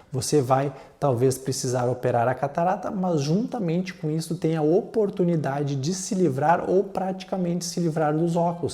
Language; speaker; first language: Portuguese; native; Portuguese